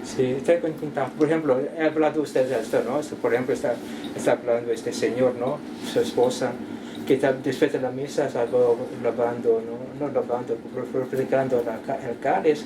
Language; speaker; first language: Spanish; non-native, learner; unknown